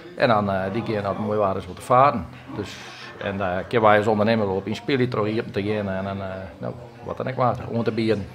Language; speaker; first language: Dutch; non-native, local second language; Western Frisian